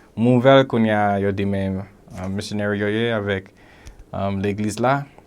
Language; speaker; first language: Haitian Creole; early bilingual, heritage; Haitian Creole